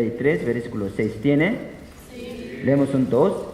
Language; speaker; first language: Spanish; non-native, fluent; Korean